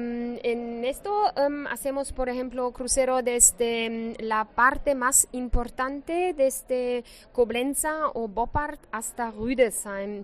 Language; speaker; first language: Spanish; non-native, fluent; German